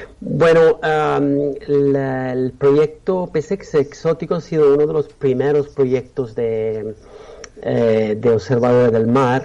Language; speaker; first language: Spanish; non-native, fluent; Italian